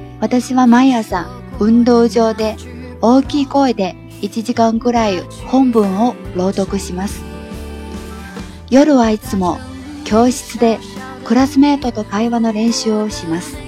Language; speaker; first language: Japanese; non-native, fluent; Chinese